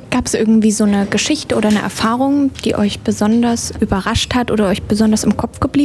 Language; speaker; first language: German; native; German